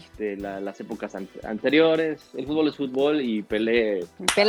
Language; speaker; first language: Spanish; native; Spanish